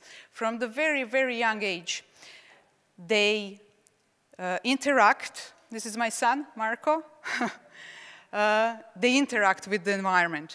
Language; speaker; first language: English; non-native, fluent; Czech